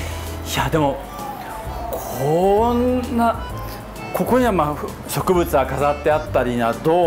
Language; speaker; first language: Japanese; native; Japanese